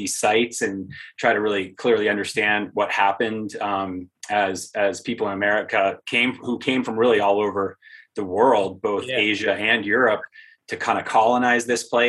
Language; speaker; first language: English; native; English